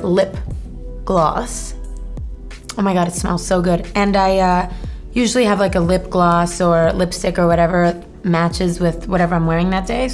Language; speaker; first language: English; native; English